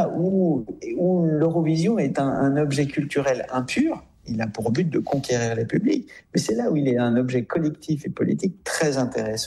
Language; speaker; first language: French; native; French